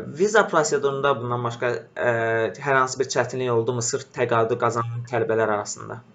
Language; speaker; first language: Azerbaijani; native; Azerbaijani